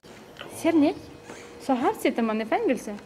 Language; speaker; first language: Swedish; non-native, learner; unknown